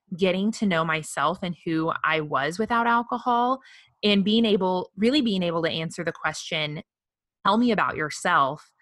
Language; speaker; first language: English; native; English